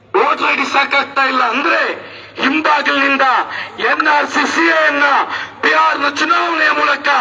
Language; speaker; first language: Kannada; native; Kannada